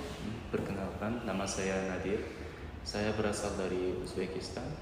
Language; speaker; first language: Indonesian; non-native, learner; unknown